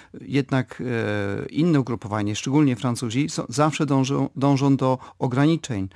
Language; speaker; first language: Polish; early bilingual, heritage; Polish